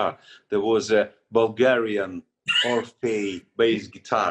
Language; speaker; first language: English; non-native, learner; Russian